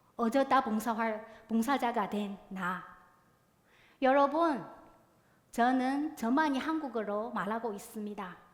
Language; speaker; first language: Korean; non-native, fluent; Chinese